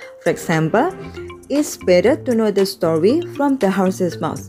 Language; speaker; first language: English; non-native, fluent; Indonesian